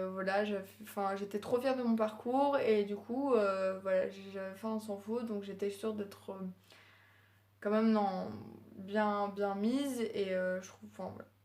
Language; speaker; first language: French; native; French